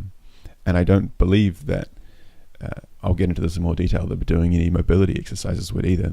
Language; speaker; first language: English; native; English